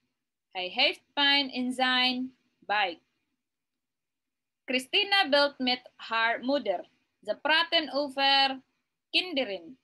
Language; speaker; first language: Dutch; non-native, learner; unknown